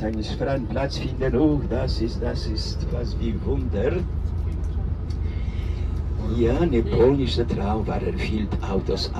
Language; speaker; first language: German; non-native, fluent; Polish